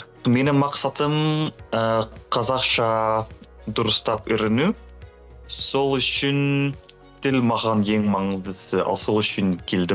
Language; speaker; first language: Kazakh; non-native, learner; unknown